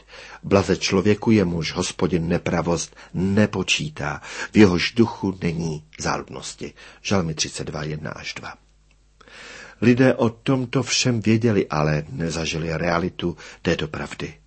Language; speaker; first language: Czech; native; Czech